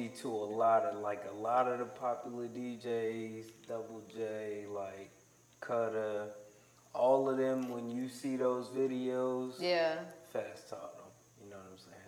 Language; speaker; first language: English; native; English